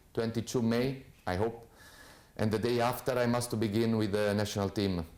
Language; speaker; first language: English; non-native, fluent; Italian